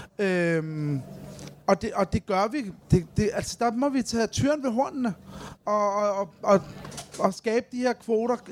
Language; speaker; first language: Danish; early bilingual, other home language; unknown